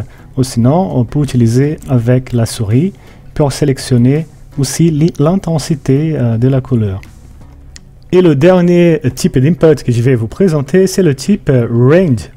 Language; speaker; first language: French; non-native, fluent; Portuguese